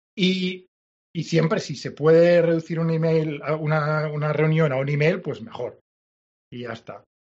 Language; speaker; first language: Spanish; native; Spanish